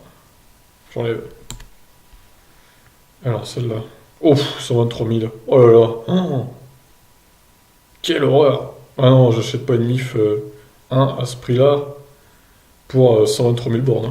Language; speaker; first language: French; native; French